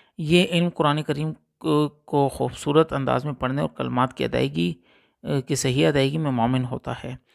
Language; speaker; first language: Urdu; non-native, local second language; Punjabi